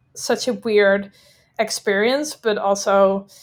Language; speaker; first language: English; non-native, fluent; Dutch